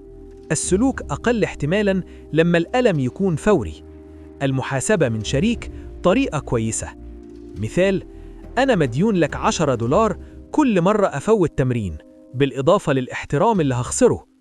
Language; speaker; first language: Arabic; native; Arabic